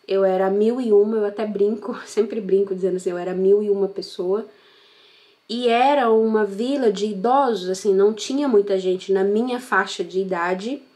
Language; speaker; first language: Portuguese; native; Portuguese